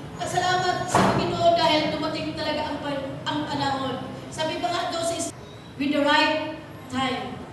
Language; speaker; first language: Filipino; non-native, local second language; Cebuano